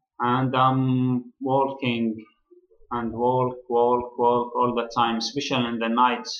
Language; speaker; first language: English; non-native, learner; Arabic